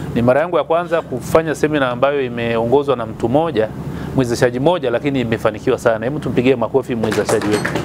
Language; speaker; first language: Swahili; native; Swahili